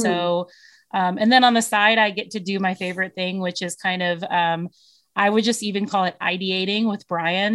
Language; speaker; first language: English; native; English